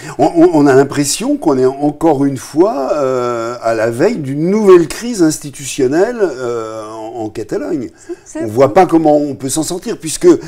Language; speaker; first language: French; native; French